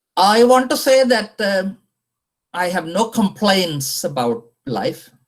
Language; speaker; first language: English; non-native, local second language; Malayalam